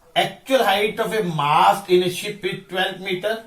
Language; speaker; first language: English; non-native, local second language; Punjabi